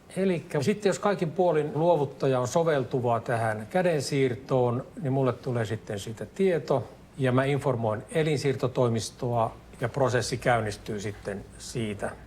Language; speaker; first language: Finnish; native; Finnish